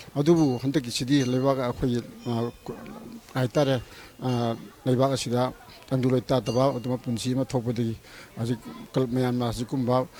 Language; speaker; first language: Manipuri; native; Manipuri